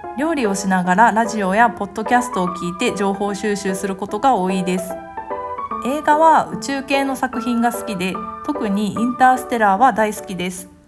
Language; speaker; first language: Japanese; native; Japanese